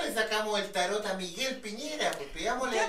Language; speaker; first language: Spanish; native; Spanish